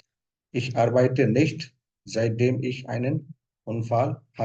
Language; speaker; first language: German; non-native, fluent; Hindi